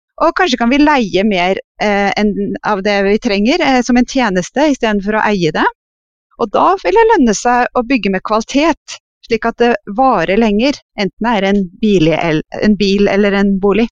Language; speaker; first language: Norwegian; native; Norwegian